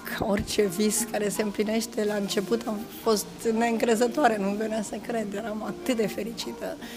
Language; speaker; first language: Romanian; native; Romanian